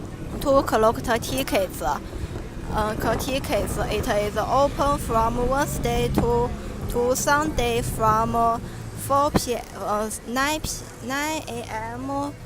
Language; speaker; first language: English; non-native, learner; Chinese